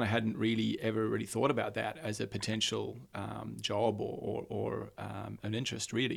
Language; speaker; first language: English; native; English